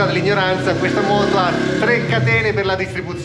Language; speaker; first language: Italian; native; Italian